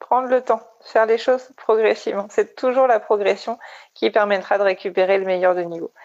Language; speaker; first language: French; native; French